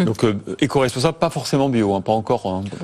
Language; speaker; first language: French; native; French